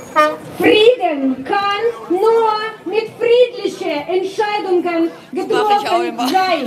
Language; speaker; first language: German; non-native, fluent; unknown